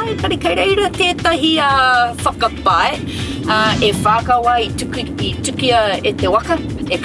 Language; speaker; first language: Māori; non-native, local second language; English